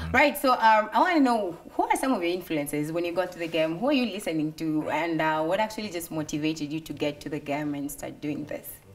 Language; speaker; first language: English; non-native, local second language; Swahili